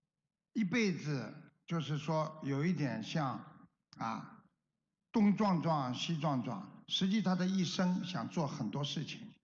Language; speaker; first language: Chinese; native; Chinese